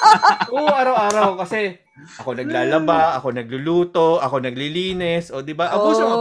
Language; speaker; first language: Filipino; early bilingual, other home language; Japanese